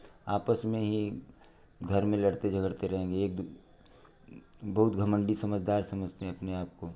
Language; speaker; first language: Hindi; native; Hindi